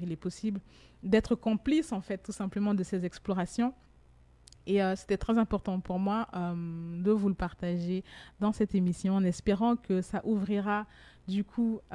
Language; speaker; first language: French; native; French